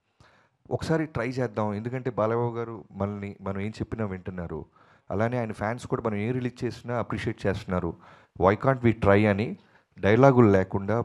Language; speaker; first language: Telugu; native; Telugu